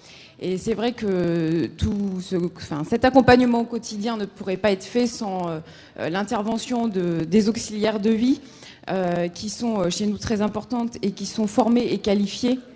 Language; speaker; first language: French; native; French